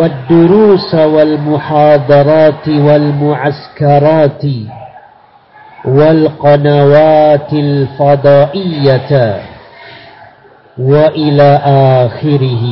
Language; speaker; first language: Arabic; non-native, fluent; Indonesian